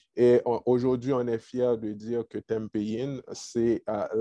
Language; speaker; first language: French; native; French